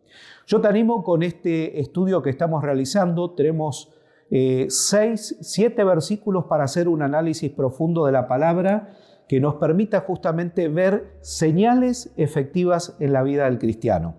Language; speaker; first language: Spanish; native; Spanish